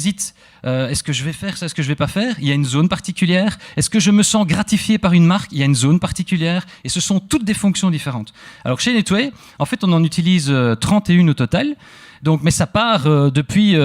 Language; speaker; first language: French; native; French